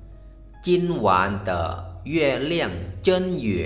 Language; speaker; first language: Chinese; non-native, fluent; Lao